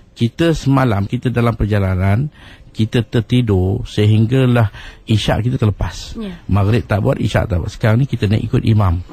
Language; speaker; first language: Malay; native; Malay